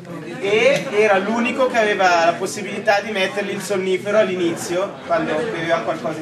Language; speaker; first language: Italian; native; Italian